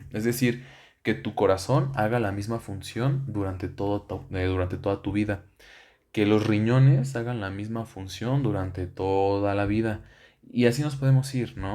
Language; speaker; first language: Spanish; native; Spanish